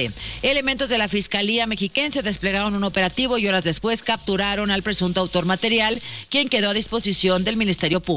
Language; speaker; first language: Spanish; native; Spanish